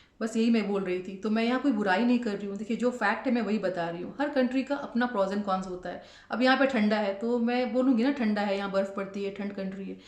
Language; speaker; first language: Hindi; native; Hindi